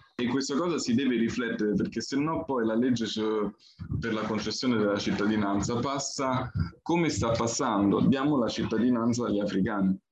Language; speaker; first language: Italian; early bilingual, other home language; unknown